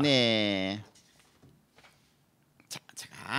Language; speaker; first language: Korean; native; Korean